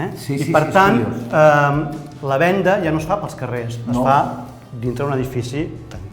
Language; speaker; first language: Catalan; native; Catalan